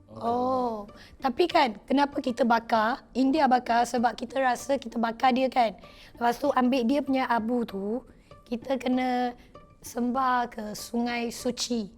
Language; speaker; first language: Malay; non-native, local second language; Tamil